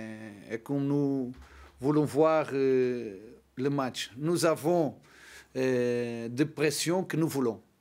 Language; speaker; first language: French; non-native, learner; Portuguese